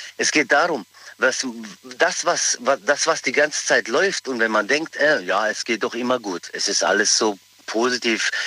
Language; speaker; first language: German; native; German